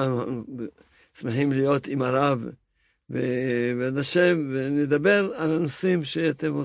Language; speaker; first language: Hebrew; non-native, fluent; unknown